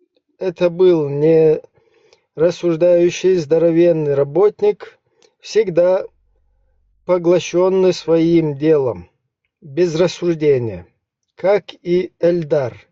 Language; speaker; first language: Russian; native; Russian